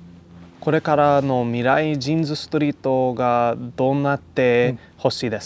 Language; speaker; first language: Japanese; non-native, learner; English